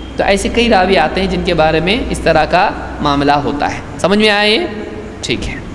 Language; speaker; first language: Urdu; native; Urdu